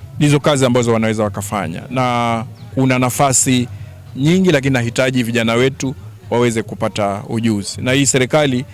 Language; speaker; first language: Swahili; native; Swahili